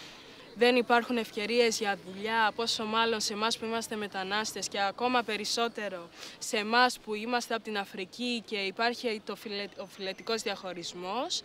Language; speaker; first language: Greek; non-native, fluent; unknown